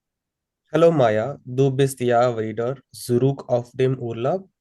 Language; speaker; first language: German; non-native, learner; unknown